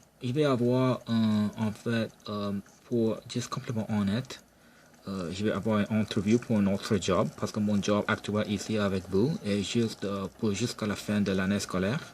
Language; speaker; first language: French; non-native, local second language; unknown